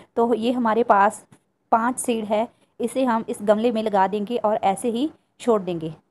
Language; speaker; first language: Hindi; non-native, local second language; Punjabi